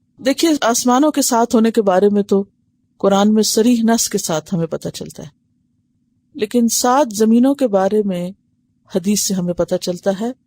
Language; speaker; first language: Urdu; native; Urdu